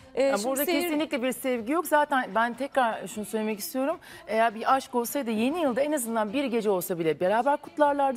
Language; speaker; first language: Turkish; native; Turkish